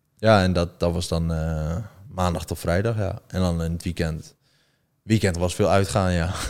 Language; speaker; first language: Dutch; early bilingual, heritage; Dutch